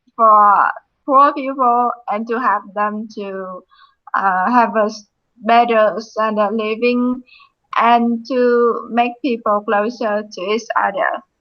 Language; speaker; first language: English; non-native, fluent; Vietnamese